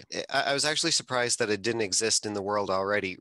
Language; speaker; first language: English; native; English